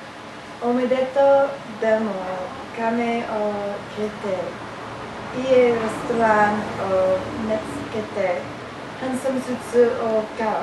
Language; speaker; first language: Japanese; non-native, learner; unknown